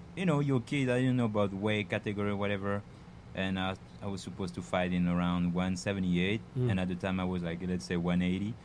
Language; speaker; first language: English; non-native, fluent; French